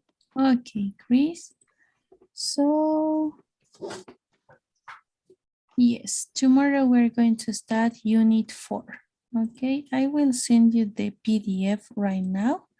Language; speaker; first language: English; non-native, fluent; Spanish